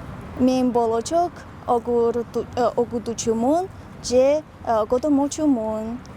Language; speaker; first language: Kyrgyz; non-native, learner; Chinese